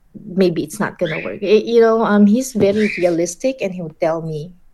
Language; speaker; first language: English; non-native, local second language; Filipino